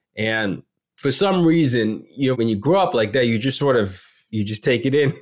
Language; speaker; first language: English; non-native, local second language; Yoruba